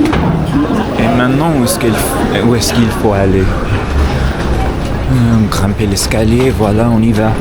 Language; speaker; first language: French; non-native, fluent; English